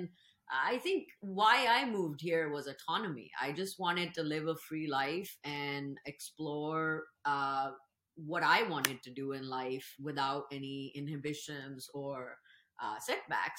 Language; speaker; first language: English; non-native, local second language; Urdu